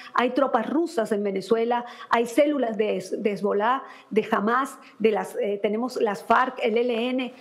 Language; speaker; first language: Spanish; native; Spanish